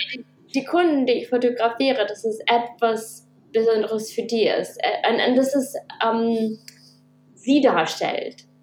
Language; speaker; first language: German; early bilingual, heritage; Russian